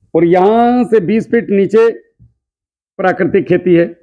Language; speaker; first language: Hindi; native; Hindi